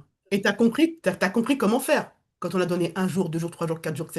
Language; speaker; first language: French; native; French